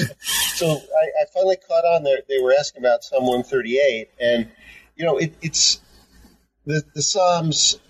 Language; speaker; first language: English; native; English